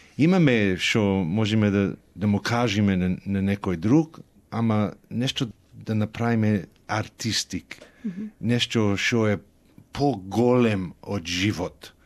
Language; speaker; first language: Macedonian; early bilingual, heritage; Macedonian